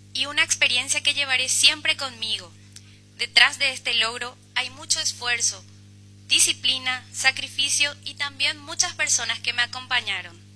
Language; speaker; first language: Spanish; native; Spanish